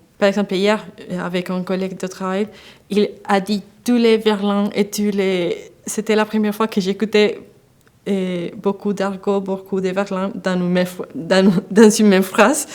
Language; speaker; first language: French; non-native, fluent; Spanish